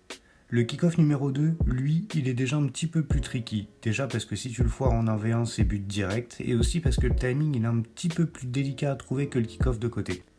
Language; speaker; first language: French; native; French